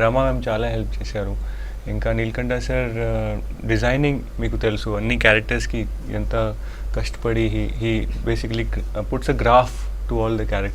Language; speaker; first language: Telugu; non-native, fluent; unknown